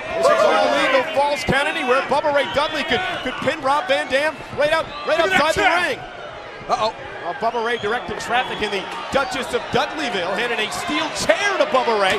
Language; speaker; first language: English; native; English